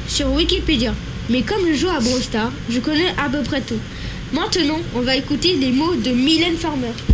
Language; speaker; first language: French; native; French